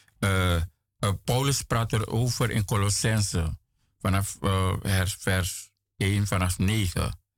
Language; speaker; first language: Dutch; native; Dutch